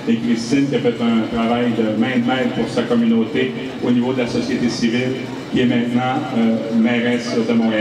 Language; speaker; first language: French; native; French